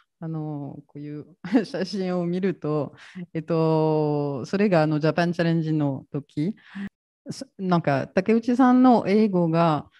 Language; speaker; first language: Japanese; non-native, fluent; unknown